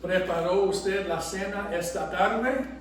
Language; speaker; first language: Spanish; non-native, fluent; English